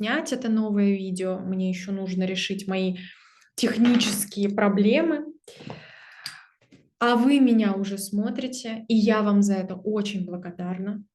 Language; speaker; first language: Russian; native; Russian